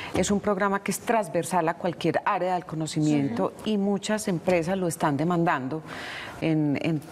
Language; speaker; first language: Spanish; native; Spanish